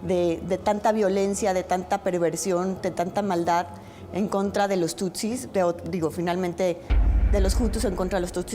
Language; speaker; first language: Spanish; native; Spanish